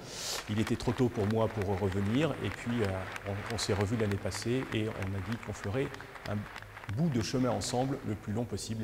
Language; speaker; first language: French; native; French